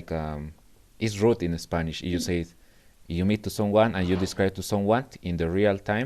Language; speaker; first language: English; non-native, learner; Spanish